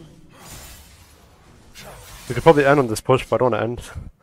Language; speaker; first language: English; native; English